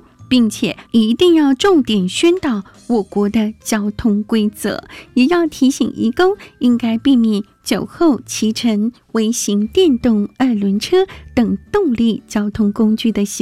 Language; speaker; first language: Chinese; native; Chinese